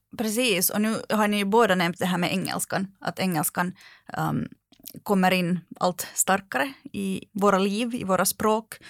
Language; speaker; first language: Swedish; native; Swedish